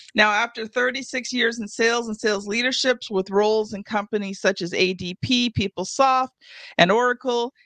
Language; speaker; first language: English; native; English